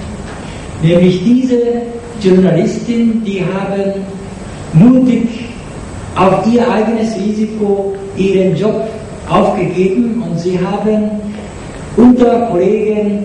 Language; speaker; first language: German; non-native, fluent; Japanese